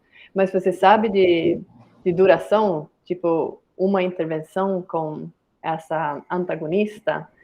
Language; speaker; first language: Portuguese; non-native, fluent; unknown